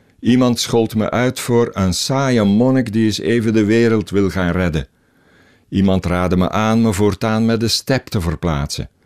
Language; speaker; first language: Dutch; native; Dutch